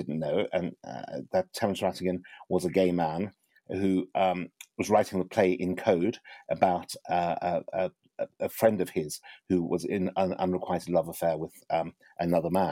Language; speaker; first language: English; native; English